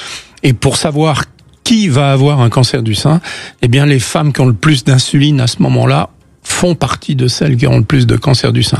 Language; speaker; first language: French; native; French